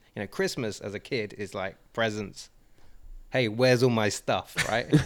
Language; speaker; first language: English; native; English